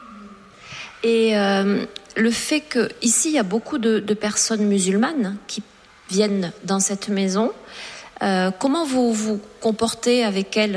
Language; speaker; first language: French; native; French